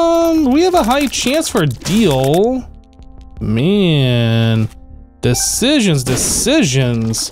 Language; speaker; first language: English; native; English